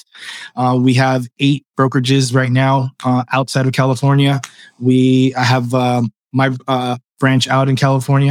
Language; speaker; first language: English; early bilingual, other home language; Spanish